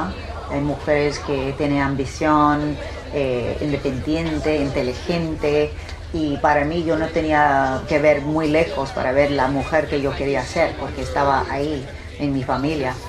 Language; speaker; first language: Spanish; early bilingual, heritage; Spanish